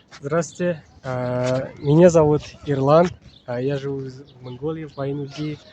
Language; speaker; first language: Russian; non-native, learner; Kazakh